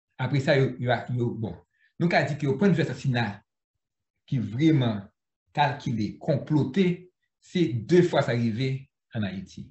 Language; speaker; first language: Haitian Creole; native; Haitian Creole